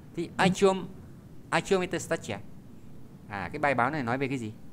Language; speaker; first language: Vietnamese; native; Vietnamese